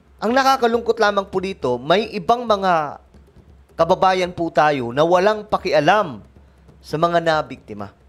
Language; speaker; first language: Filipino; non-native, local second language; Cebuano